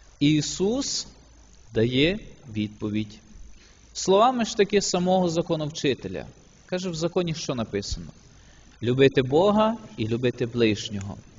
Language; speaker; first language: Ukrainian; native; Ukrainian